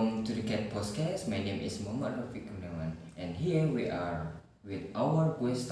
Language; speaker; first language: English; non-native, learner; Indonesian